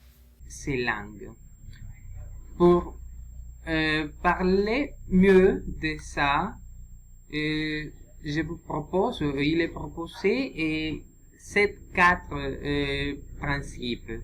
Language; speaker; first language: French; non-native, learner; Spanish